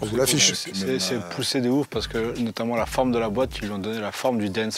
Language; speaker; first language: French; native; French